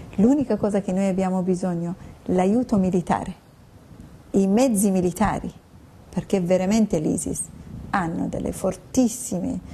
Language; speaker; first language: Italian; non-native, fluent; Kurdish